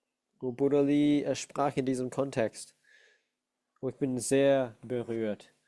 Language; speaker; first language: German; non-native, fluent; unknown